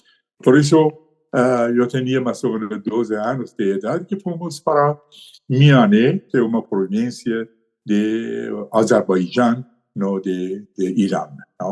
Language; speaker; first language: Portuguese; non-native, learner; Persian